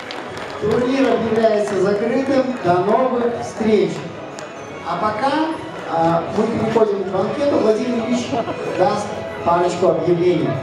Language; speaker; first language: Russian; native; Russian